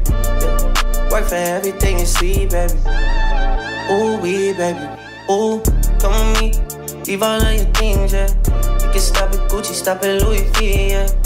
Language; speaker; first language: German; early bilingual, other home language; Greek